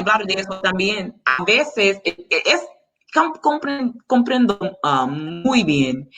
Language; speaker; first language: Spanish; non-native, learner; English